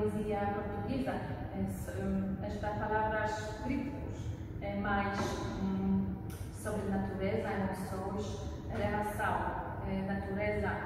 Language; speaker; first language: Portuguese; non-native, learner; Polish